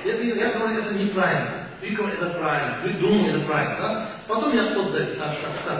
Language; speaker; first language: Russian; non-native, learner; Tibetan